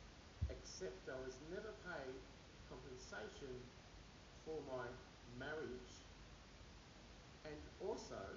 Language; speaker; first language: English; native; English